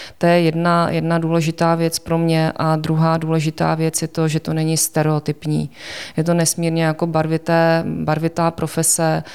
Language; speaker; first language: Czech; native; Czech